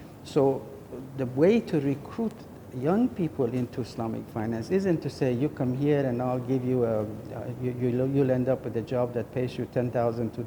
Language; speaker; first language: English; non-native, fluent; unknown